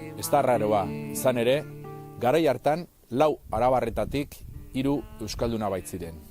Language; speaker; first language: Basque; non-native, local second language; Spanish